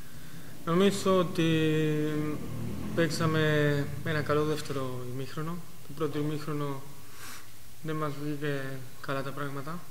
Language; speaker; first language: Greek; non-native, fluent; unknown